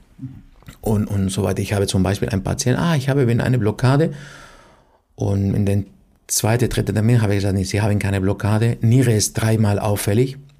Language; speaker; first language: German; non-native, fluent; Spanish